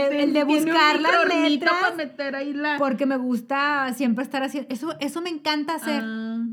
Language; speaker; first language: Spanish; native; Spanish